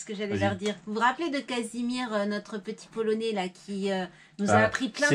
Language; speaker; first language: French; native; French